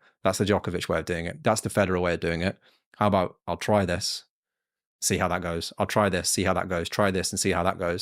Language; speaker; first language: English; native; English